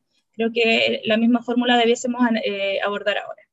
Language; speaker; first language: Spanish; native; Spanish